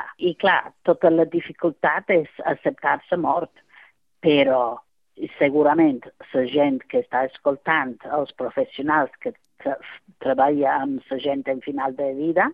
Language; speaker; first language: Catalan; non-native, fluent; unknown